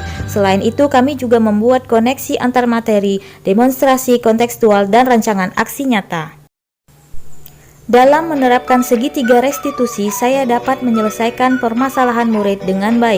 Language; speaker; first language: Indonesian; native; Indonesian